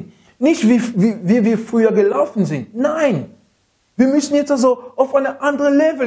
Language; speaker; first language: German; non-native, fluent; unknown